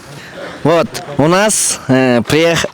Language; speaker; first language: Russian; non-native, local second language; Kyrgyz